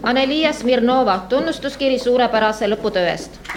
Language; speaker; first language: Estonian; native; Estonian